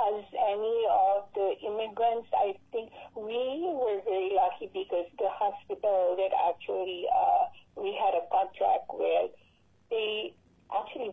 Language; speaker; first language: English; non-native, local second language; Filipino